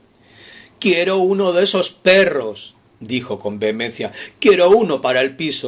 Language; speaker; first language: Spanish; native; Spanish